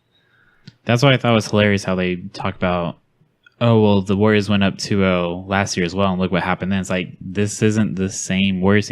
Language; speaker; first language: English; native; English